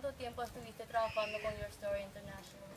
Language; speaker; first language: Spanish; non-native, learner; English